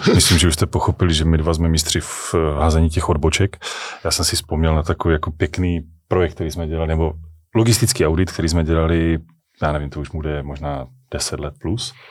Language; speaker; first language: Czech; native; Czech